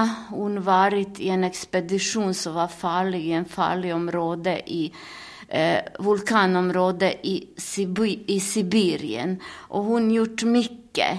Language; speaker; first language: Swedish; non-native, fluent; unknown